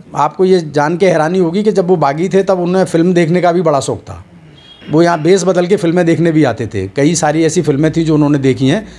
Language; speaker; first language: Hindi; native; Hindi